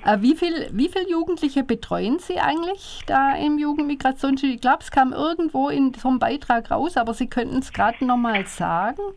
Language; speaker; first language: German; native; German